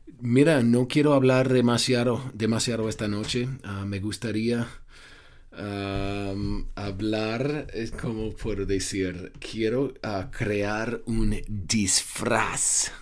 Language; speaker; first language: Spanish; non-native, fluent; English